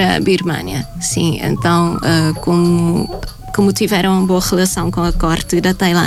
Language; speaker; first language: Portuguese; non-native, fluent; Thai